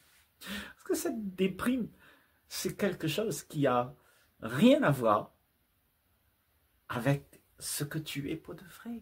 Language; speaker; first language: French; native; French